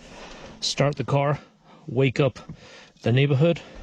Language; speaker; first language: English; native; English